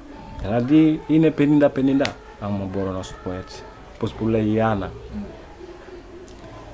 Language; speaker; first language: Greek; non-native, learner; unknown